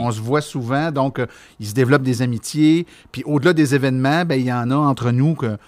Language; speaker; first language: French; native; French